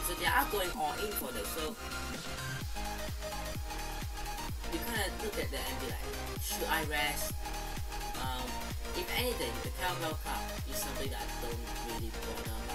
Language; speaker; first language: English; native; English